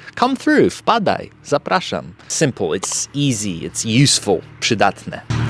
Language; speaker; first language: English; early bilingual, other home language; Polish